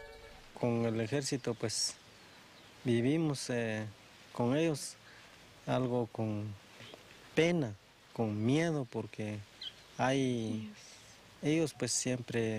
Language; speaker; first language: Spanish; non-native, local second language; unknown